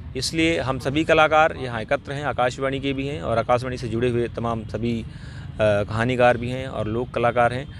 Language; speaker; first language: Hindi; native; Hindi